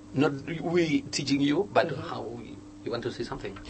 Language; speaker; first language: English; non-native, learner; Catalan